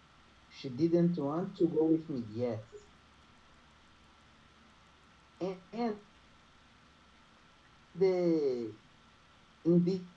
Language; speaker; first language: English; non-native, learner; Portuguese